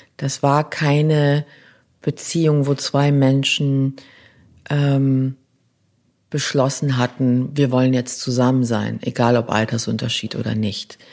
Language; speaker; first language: German; non-native, local second language; French